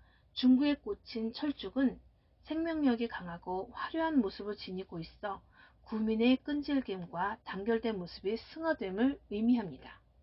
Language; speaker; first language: Korean; native; Korean